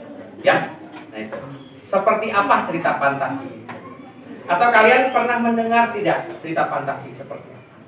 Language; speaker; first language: Indonesian; native; Indonesian